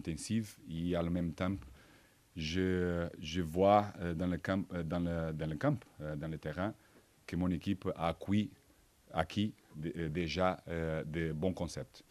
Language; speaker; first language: French; non-native, fluent; Portuguese